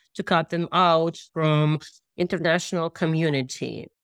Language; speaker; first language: English; non-native, fluent; Russian